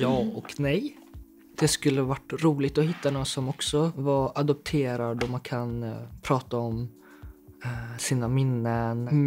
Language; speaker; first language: Swedish; early bilingual, other home language; Chinese